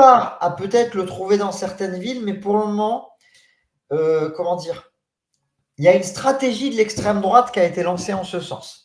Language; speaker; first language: French; native; French